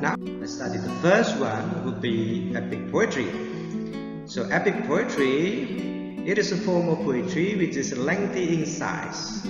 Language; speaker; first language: English; non-native, fluent; Indonesian